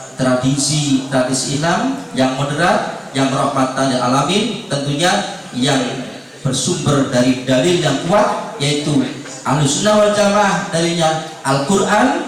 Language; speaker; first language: Indonesian; native; Indonesian